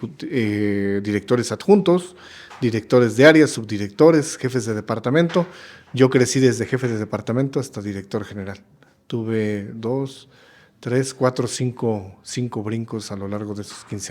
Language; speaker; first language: Spanish; native; Spanish